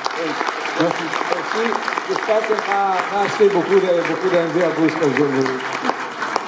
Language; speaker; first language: French; non-native, fluent; Italian